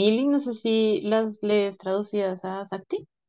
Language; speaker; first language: Spanish; native; Spanish